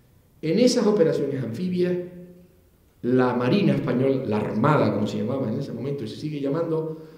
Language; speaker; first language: Spanish; native; Spanish